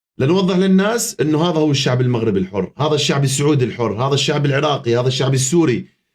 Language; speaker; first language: Arabic; native; Arabic